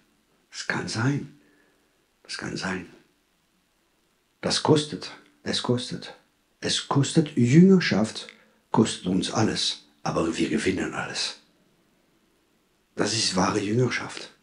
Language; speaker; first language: German; non-native, fluent; French